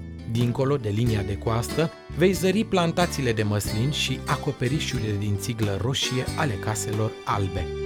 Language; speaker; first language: Romanian; native; Romanian